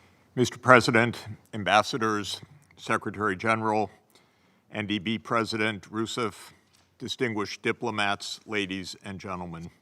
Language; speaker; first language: English; native; English